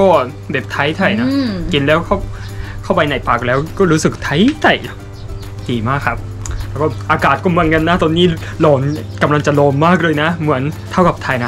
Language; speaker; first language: Thai; non-native, learner; Japanese